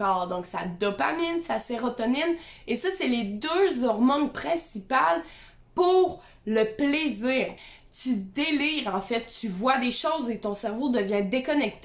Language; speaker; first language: French; native; French